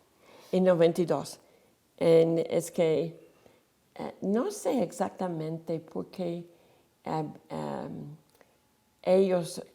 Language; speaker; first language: Spanish; non-native, fluent; English